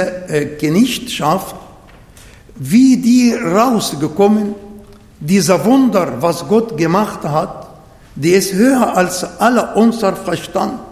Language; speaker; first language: German; non-native, learner; Arabic